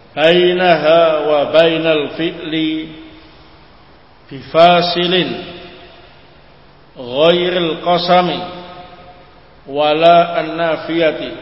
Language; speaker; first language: Arabic; non-native, learner; Indonesian